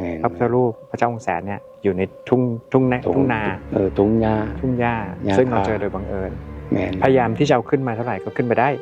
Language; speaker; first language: Thai; native; Thai